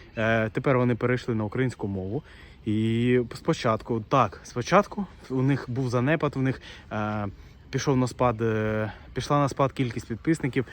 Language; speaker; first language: Ukrainian; non-native, local second language; Russian